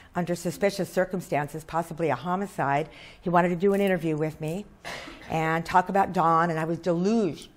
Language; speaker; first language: English; native; English